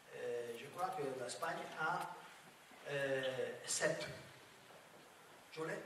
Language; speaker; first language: French; non-native, learner; Spanish